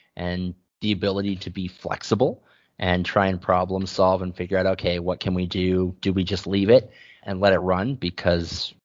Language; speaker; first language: English; native; English